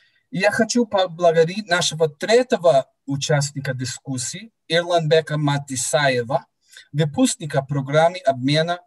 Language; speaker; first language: Russian; non-native, fluent; English